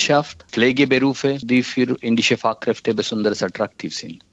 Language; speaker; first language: German; non-native, fluent; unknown